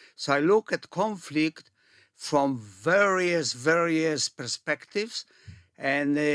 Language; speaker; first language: English; non-native, fluent; Polish